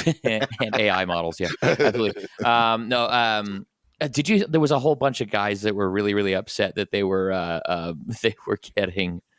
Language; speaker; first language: English; native; English